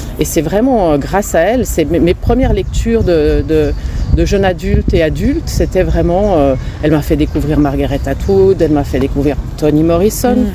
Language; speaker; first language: French; non-native, local second language; Romanian